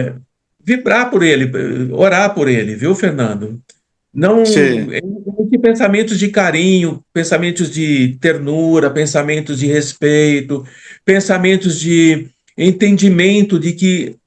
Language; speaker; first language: Portuguese; native; Portuguese